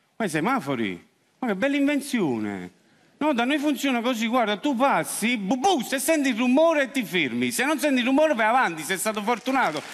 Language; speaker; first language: Italian; native; Italian